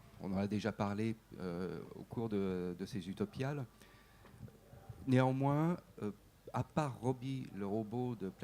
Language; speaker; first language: French; native; French